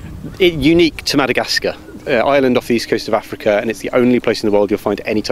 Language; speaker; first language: English; native; English